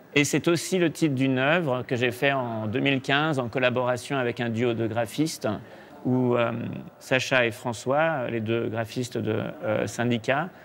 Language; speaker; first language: French; native; French